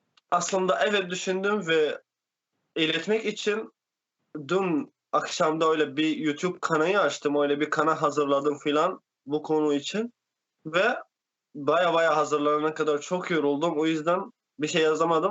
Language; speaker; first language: Turkish; non-native, fluent; Arabic